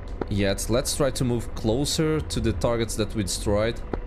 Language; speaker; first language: English; non-native, fluent; Portuguese